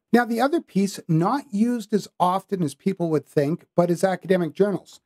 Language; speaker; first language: English; native; English